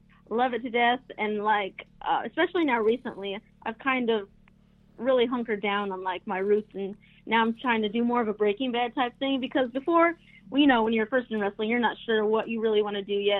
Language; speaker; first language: English; native; English